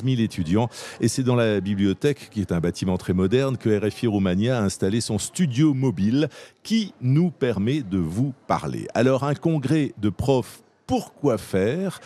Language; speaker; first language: French; native; French